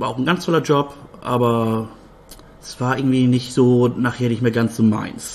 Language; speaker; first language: German; native; German